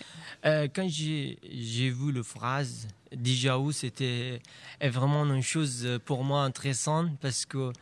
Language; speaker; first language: French; non-native, learner; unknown